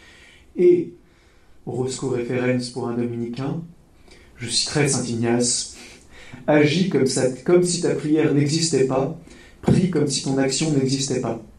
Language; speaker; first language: French; native; French